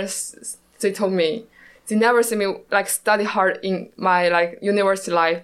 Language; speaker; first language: English; non-native, learner; Chinese